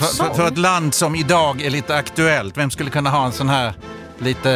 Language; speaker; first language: Swedish; native; Swedish